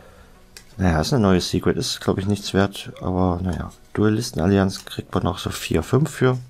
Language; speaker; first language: German; native; German